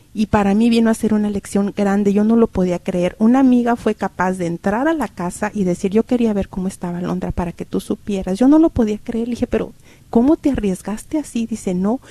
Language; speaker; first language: Spanish; native; Spanish